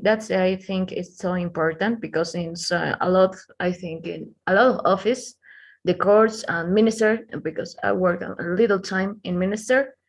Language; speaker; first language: English; non-native, learner; Spanish